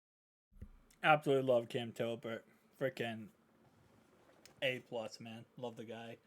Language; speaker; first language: English; native; English